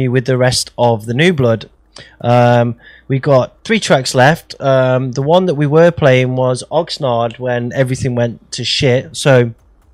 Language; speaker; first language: English; native; English